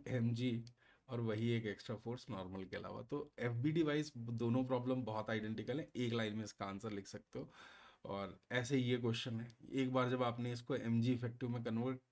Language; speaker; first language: Hindi; native; Hindi